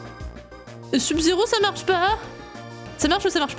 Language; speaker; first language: French; native; French